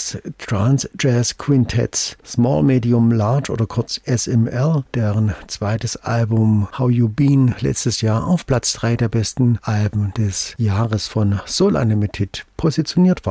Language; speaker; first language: German; native; German